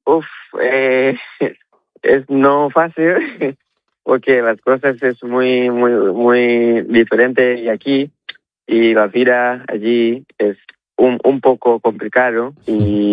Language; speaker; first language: Spanish; non-native, learner; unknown